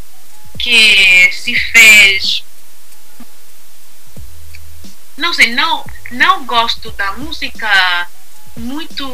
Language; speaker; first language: Portuguese; non-native, learner; English